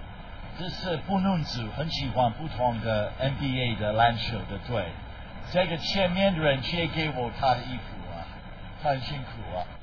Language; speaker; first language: Chinese; non-native, fluent; English